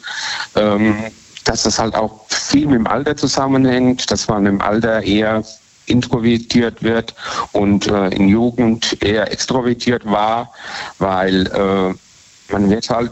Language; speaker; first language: German; native; German